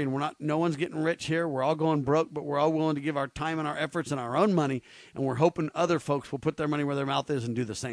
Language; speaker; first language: English; native; English